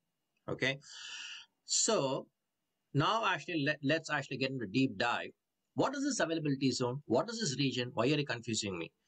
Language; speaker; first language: English; non-native, local second language; Tamil